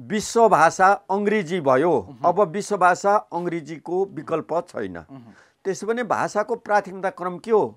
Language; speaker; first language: Nepali; non-native, local second language; Limbu